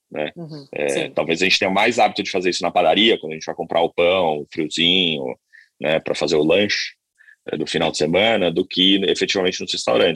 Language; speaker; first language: Portuguese; native; Portuguese